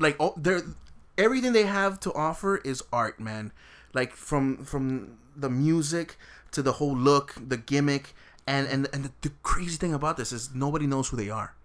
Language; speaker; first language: English; native; English